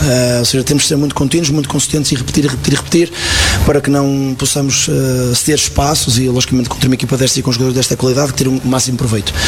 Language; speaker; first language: Portuguese; native; Portuguese